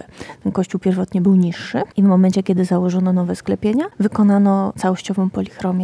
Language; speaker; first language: Polish; native; Polish